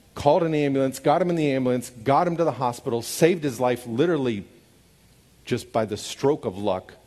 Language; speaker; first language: English; native; English